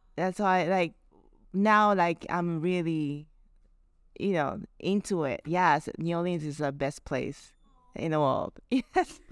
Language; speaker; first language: English; non-native, fluent; Japanese